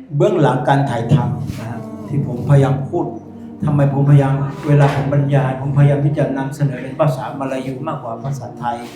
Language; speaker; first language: Thai; non-native, local second language; Pattani Malay